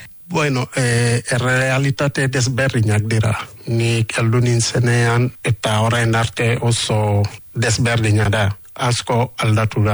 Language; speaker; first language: Basque; non-native, learner; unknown